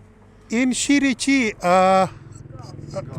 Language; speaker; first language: Persian; non-native, learner; Pashto